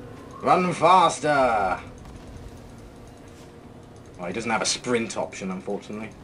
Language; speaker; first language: English; native; English